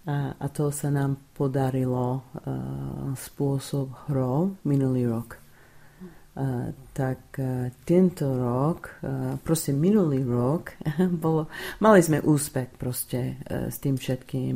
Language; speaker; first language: Slovak; non-native, fluent; English